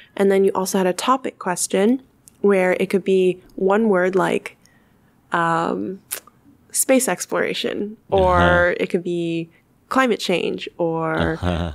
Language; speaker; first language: English; native; English